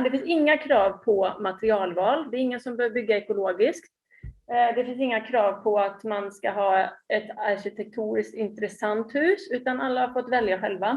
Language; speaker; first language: Swedish; native; Swedish